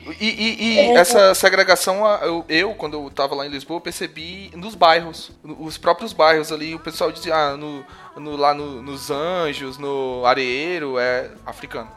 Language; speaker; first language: Portuguese; native; Portuguese